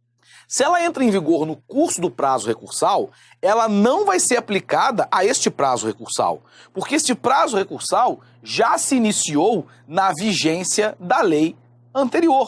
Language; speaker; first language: Portuguese; native; Portuguese